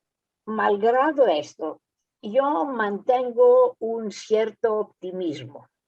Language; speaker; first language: Spanish; early bilingual, heritage; Spanish